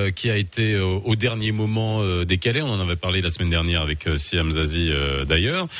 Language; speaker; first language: French; non-native, local second language; Arabic